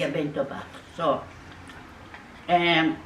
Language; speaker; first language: English; non-native, learner; Japanese